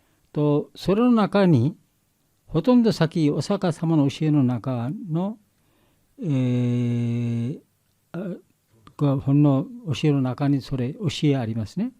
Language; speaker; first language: Japanese; non-native, learner; Bangla